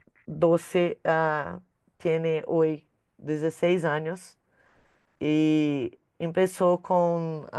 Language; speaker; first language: Spanish; non-native, learner; Portuguese